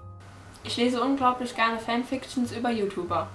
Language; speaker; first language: German; native; German